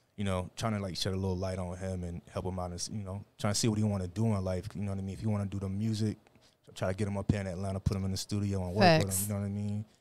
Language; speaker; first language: English; native; English